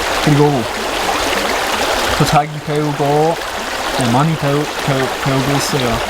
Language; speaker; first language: Korean; non-native, learner; English